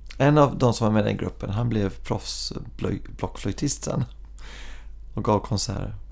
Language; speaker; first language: Swedish; early bilingual, other home language; English